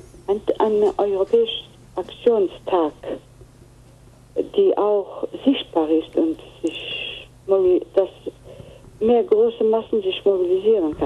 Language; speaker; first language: German; non-native, fluent; Greek